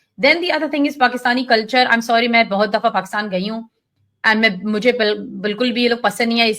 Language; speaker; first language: Hindi; early bilingual, heritage; Urdu